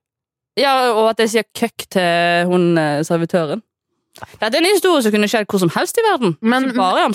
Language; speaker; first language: Norwegian; native; Norwegian